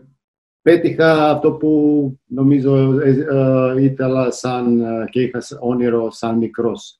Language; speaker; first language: Greek; non-native, fluent; Serbian